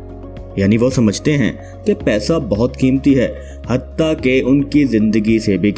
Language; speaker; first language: Urdu; native; Urdu